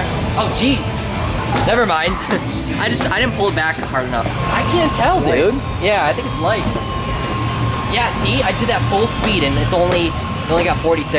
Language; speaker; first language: English; native; English